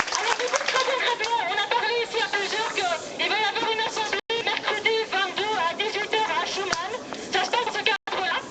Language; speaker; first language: French; native; French